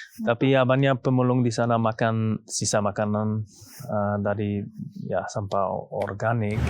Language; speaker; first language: Indonesian; non-native, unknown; German